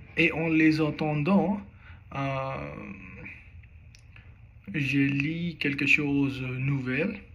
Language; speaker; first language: French; non-native, learner; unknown